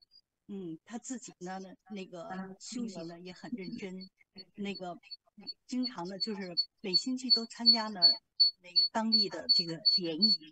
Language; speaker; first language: Chinese; native; Chinese